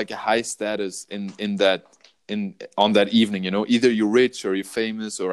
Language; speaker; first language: English; non-native, fluent; German